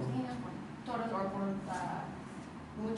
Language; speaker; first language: Spanish; non-native, learner; English